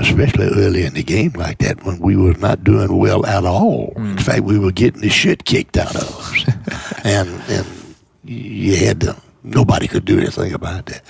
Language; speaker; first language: English; native; English